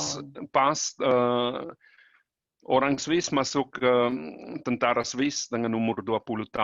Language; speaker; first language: Indonesian; non-native, learner; German